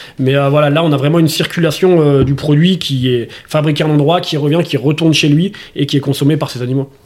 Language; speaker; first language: French; native; French